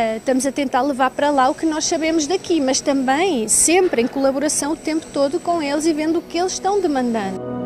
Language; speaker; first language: Portuguese; native; Portuguese